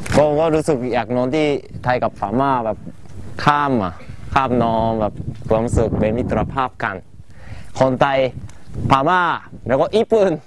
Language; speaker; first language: Thai; non-native, fluent; Japanese